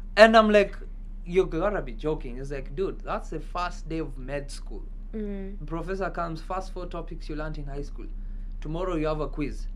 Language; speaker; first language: English; non-native, local second language; Kikuyu